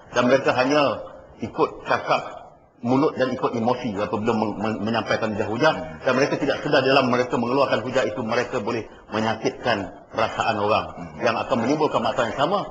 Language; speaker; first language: Malay; native; Malay